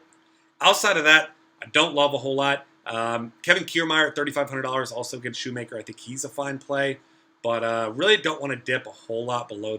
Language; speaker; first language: English; native; English